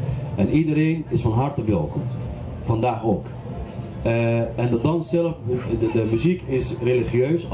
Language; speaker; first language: Dutch; non-native, fluent; Arabic